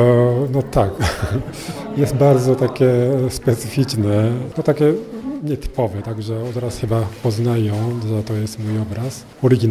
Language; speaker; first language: Polish; non-native, fluent; Japanese